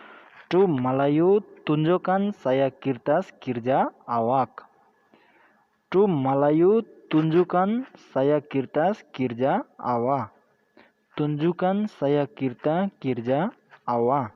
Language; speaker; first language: Indonesian; non-native, learner; Nepali